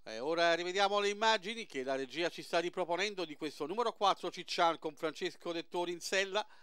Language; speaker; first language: Italian; native; Italian